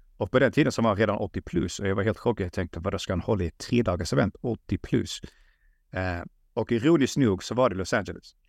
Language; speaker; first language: Swedish; early bilingual, other home language; Russian